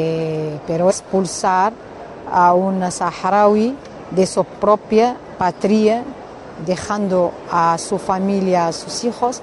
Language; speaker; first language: Spanish; non-native, fluent; Arabic